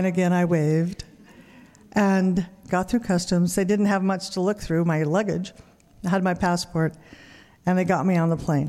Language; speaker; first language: English; native; English